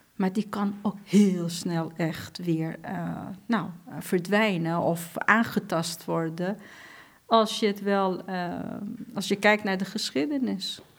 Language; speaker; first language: Dutch; non-native, fluent; Persian